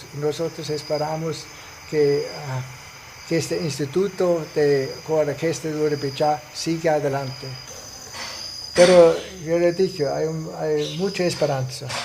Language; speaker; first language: Spanish; non-native, fluent; Italian